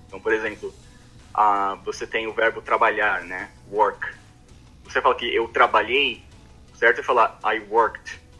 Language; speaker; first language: Portuguese; native; Portuguese